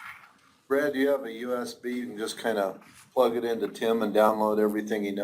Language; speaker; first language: English; native; English